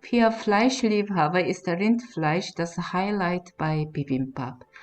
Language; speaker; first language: German; non-native, fluent; Korean